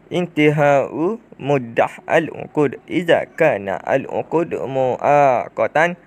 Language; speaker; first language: Arabic; non-native, learner; Malay